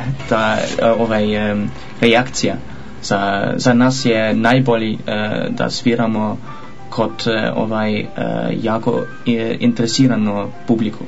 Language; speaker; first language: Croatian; non-native, learner; Dutch